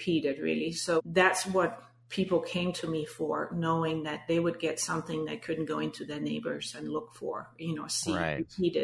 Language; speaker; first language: English; non-native, fluent; Danish